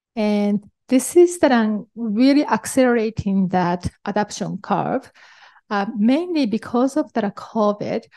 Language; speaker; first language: English; non-native, fluent; Japanese